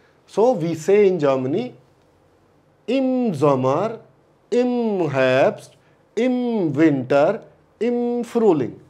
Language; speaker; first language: German; non-native, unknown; Hindi